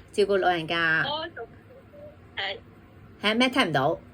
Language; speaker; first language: Cantonese; native; Cantonese